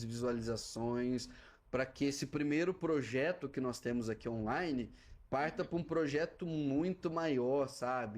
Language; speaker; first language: Portuguese; native; Portuguese